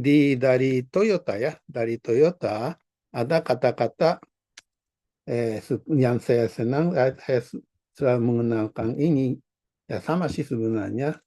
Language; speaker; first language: Indonesian; non-native, fluent; Japanese